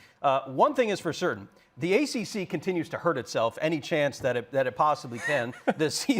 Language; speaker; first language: English; native; English